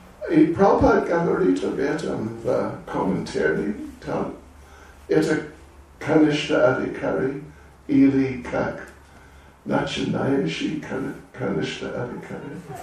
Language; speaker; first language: Russian; non-native, learner; English